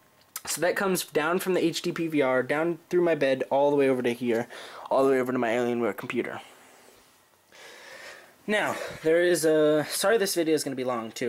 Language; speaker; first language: English; native; English